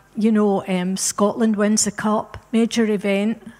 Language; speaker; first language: English; native; English